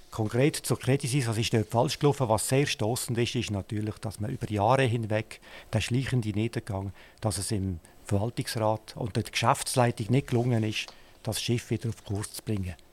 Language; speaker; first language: German; native; German